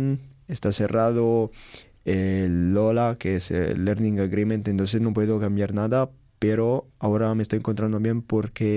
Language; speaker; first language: Spanish; non-native, learner; Italian